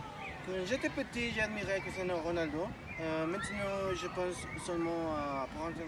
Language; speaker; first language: French; non-native, learner; Spanish